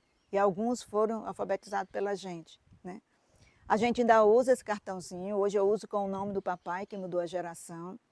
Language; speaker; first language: Portuguese; native; Portuguese